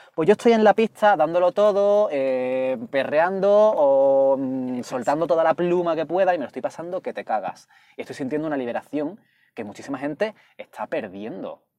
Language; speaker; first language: Spanish; native; Spanish